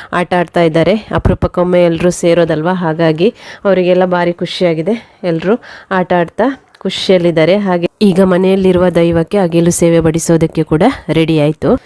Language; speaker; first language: Kannada; non-native, local second language; Tulu